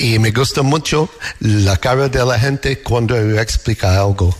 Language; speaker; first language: Spanish; non-native, learner; English